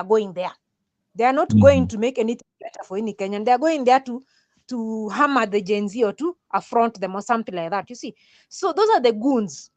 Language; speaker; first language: English; non-native, local second language; Swahili